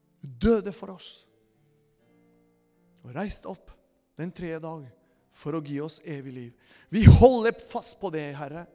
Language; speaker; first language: Norwegian; non-native, fluent; Spanish